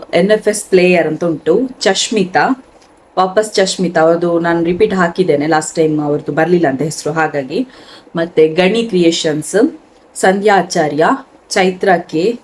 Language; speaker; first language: Kannada; non-native, local second language; Tulu